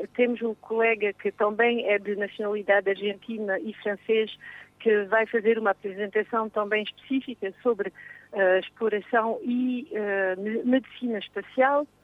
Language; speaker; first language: Portuguese; native; Portuguese